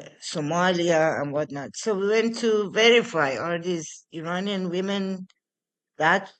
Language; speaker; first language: English; non-native, fluent; Persian